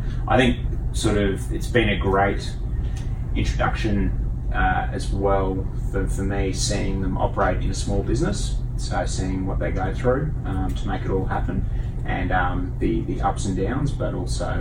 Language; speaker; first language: English; native; English